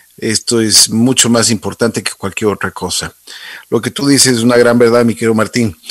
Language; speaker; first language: Spanish; native; Spanish